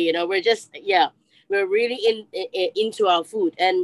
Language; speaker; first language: English; native; English